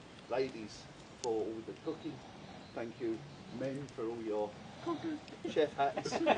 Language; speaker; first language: English; native; English